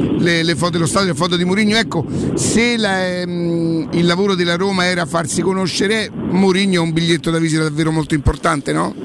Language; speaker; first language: Italian; native; Italian